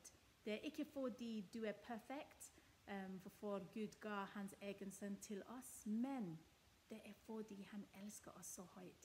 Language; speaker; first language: Norwegian; non-native, fluent; English